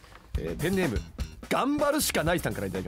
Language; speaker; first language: Japanese; native; Japanese